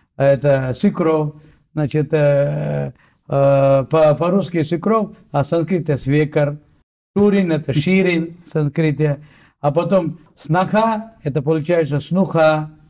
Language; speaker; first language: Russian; non-native, fluent; Tamil